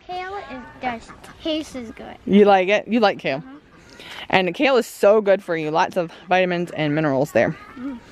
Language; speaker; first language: English; native; English